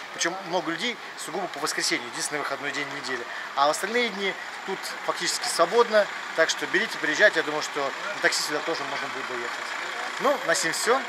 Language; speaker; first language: Russian; native; Russian